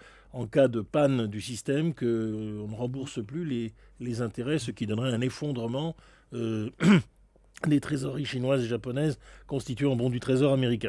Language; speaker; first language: French; native; French